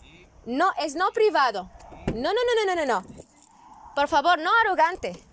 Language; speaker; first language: Spanish; non-native, learner; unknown